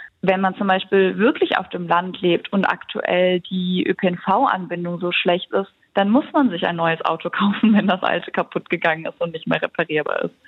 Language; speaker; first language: German; native; German